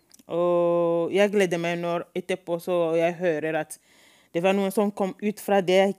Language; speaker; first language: Norwegian; non-native, fluent; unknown